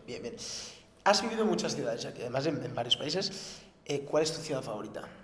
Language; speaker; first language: Spanish; native; Spanish